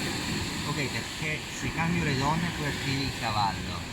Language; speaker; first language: Italian; native; Italian